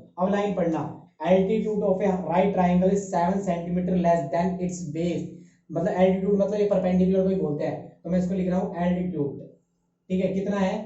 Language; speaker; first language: Hindi; native; Hindi